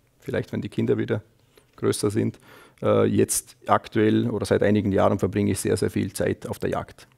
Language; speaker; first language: German; native; German